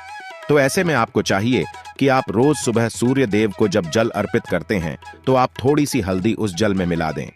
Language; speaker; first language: Hindi; native; Hindi